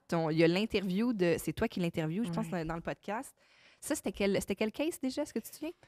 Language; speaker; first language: French; native; French